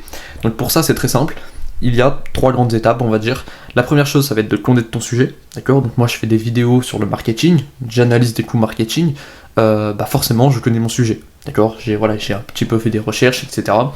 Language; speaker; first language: French; native; French